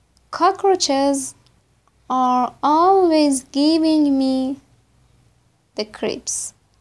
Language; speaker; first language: English; non-native, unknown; Persian